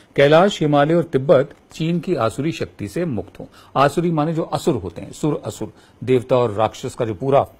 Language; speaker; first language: Hindi; native; Hindi